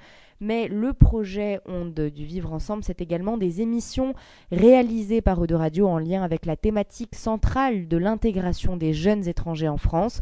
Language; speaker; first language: French; native; French